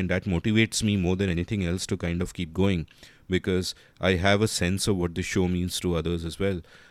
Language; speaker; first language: English; non-native, local second language; Hindi